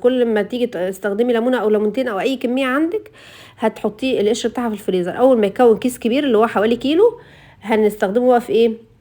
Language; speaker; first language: Arabic; native; Arabic